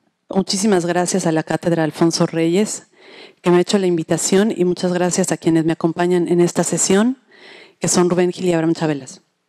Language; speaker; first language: Spanish; native; Spanish